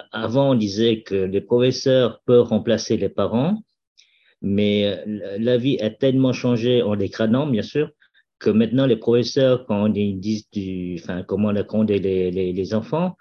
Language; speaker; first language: French; non-native, fluent; Vietnamese